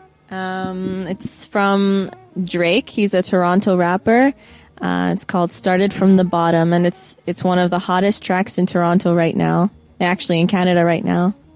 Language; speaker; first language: English; native; English